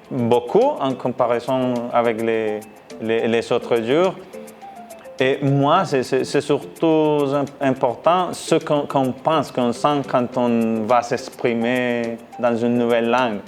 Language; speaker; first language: French; non-native, fluent; Spanish